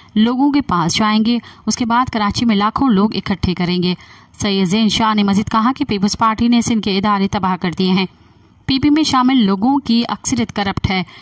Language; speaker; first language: Urdu; non-native, local second language; Sindhi